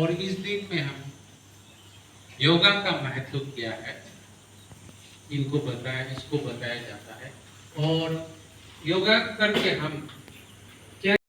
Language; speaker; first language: Hindi; non-native, local second language; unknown